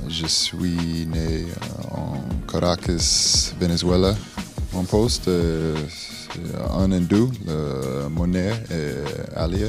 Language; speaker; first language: French; non-native, learner; Spanish